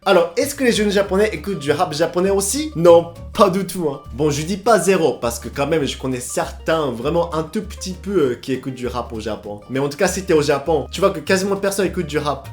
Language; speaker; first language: French; non-native, fluent; Japanese